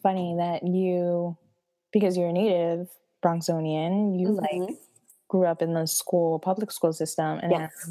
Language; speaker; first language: English; non-native, fluent; Haitian Creole